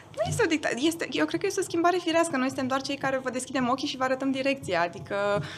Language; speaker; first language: Romanian; non-native, local second language; German